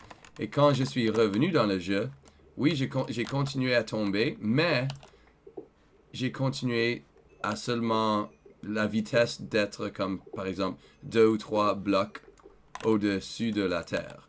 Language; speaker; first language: French; non-native, learner; English